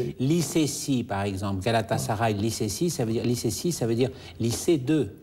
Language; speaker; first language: French; native; French